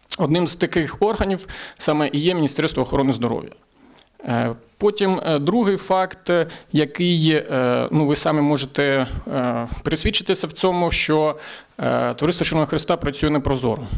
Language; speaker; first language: Ukrainian; native; Ukrainian